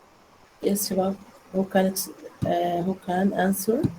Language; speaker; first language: English; non-native, learner; Arabic